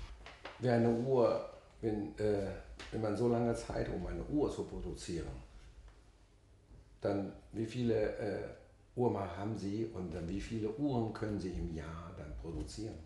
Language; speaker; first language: German; non-native, fluent; Chinese